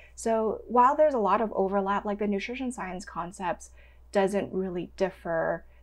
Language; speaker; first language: English; non-native, local second language; Cantonese